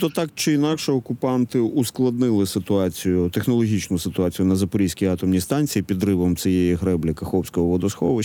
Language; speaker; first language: Ukrainian; native; Ukrainian